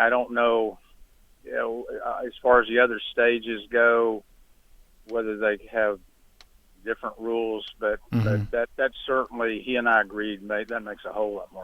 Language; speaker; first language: English; native; English